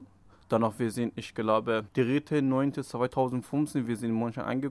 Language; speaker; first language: German; non-native, learner; Persian